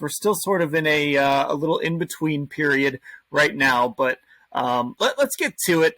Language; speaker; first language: English; native; English